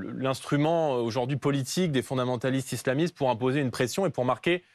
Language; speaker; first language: French; native; French